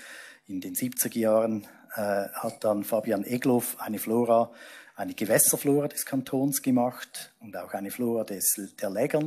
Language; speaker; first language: German; native; German